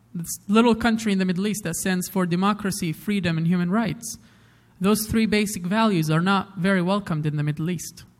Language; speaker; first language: English; non-native, fluent; Arabic